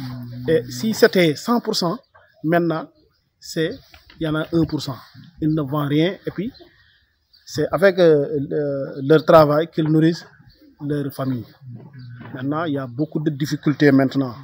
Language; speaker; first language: French; non-native, learner; Wolof